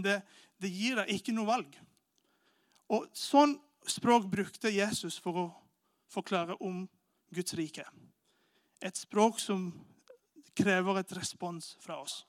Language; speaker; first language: Norwegian; non-native, fluent; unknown